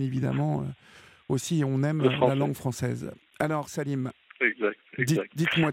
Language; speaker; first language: French; native; French